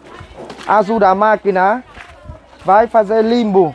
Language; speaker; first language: Portuguese; non-native, learner; Vietnamese